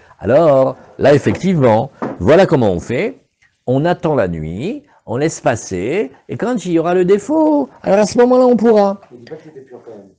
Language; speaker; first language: French; native; French